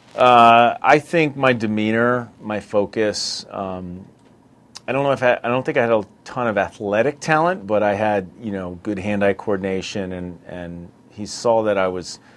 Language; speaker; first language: English; native; English